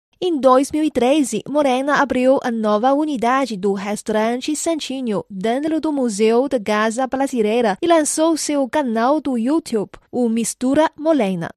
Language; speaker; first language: Portuguese; non-native, fluent; Chinese